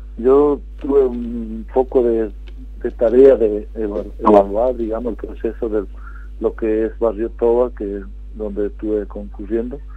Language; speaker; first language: Spanish; non-native, local second language; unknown